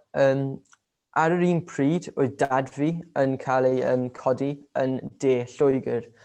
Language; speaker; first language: Welsh; non-native, local second language; English